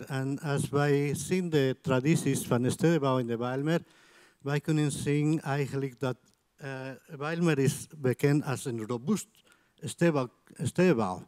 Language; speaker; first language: Dutch; non-native, fluent; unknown